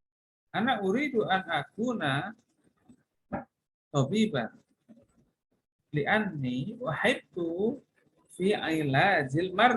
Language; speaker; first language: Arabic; non-native, fluent; Indonesian